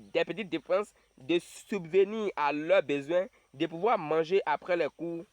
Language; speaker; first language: French; non-native, local second language; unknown